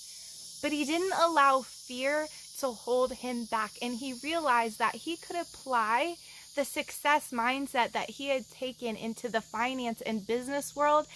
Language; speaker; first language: English; native; English